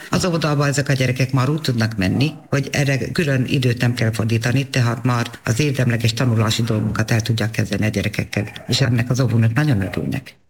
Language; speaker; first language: Hungarian; native; Hungarian